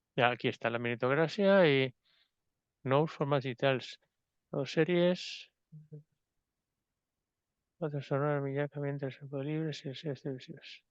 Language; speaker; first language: Catalan; non-native, local second language; Spanish